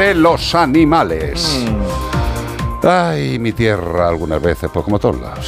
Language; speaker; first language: Spanish; native; Spanish